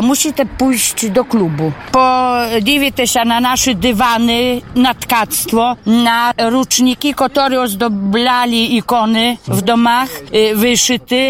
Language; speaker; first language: Polish; non-native, local second language; Ukrainian